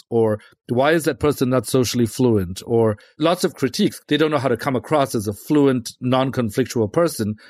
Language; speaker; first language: English; native; English